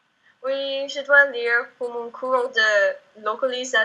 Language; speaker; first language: French; non-native, fluent; English